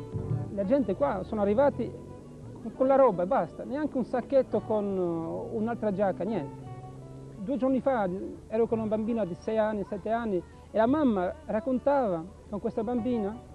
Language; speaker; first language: Italian; non-native, fluent; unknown